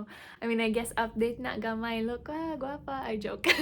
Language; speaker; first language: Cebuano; non-native, local second language; English